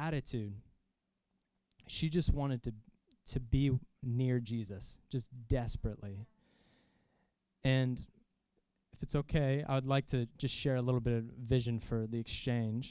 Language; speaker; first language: English; native; English